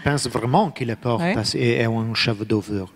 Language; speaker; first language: French; non-native, learner; Italian